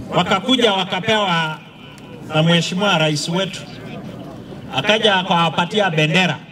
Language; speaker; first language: Swahili; non-native, local second language; Masai